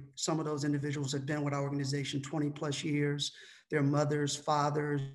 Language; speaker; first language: English; native; English